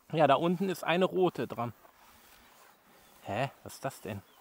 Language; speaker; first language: German; native; German